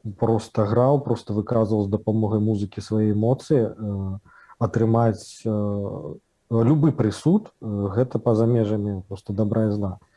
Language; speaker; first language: Belarusian; non-native, local second language; Russian